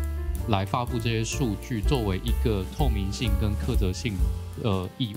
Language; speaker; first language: Chinese; native; Chinese